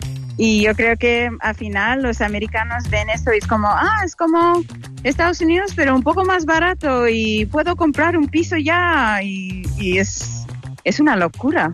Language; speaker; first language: Spanish; non-native, fluent; English